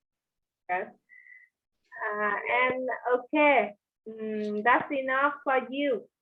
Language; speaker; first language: English; non-native, learner; Vietnamese